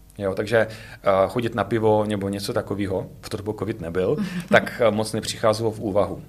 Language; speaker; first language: Czech; non-native, fluent; Russian